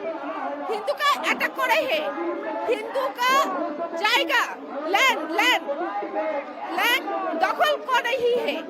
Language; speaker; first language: Hindi; non-native, learner; Bangla